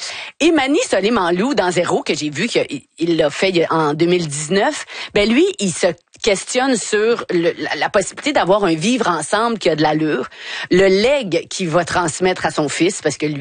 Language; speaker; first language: French; native; French